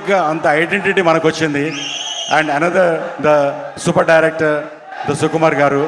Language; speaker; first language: Telugu; native; Telugu